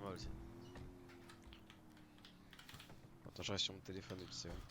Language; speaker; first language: French; native; French